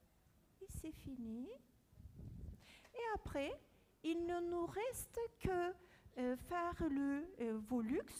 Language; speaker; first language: French; non-native, fluent; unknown